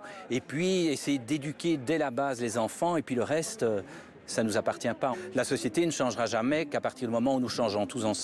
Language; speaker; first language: French; native; French